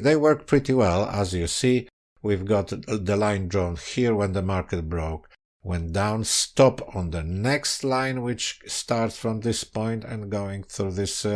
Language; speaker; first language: English; non-native, fluent; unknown